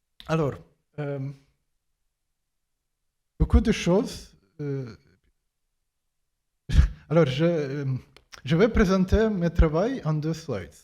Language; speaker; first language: French; non-native, fluent; Ukrainian